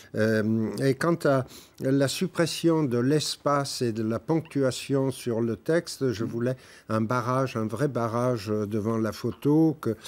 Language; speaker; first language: French; native; French